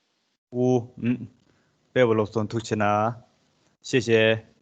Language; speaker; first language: Chinese; non-native, local second language; Tibetan